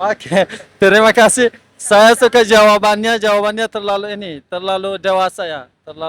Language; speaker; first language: Indonesian; non-native, fluent; Persian